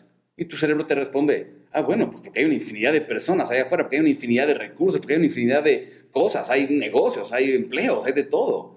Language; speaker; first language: Spanish; native; Spanish